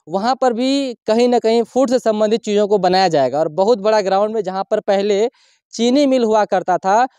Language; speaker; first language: Hindi; native; Hindi